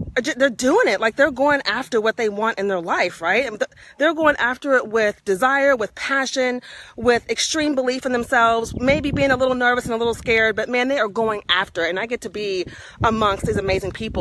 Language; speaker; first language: English; native; English